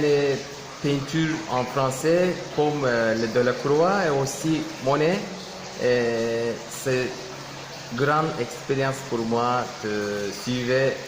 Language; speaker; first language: French; non-native, learner; Turkish